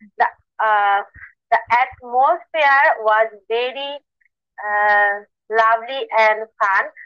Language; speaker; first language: English; non-native, learner; Bangla